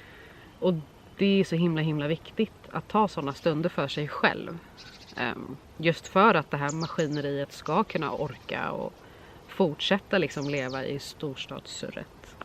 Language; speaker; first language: Swedish; native; Swedish